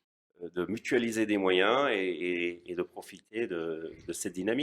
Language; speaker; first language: French; native; French